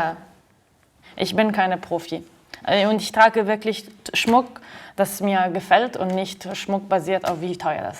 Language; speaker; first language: German; non-native, fluent; Arabic